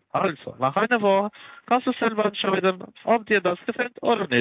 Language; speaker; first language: German; non-native, learner; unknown